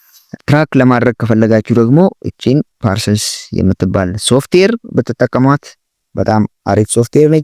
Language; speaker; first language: Amharic; native; Amharic